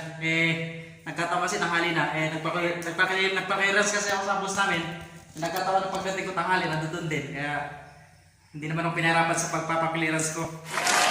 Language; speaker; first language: Filipino; non-native, local second language; Cebuano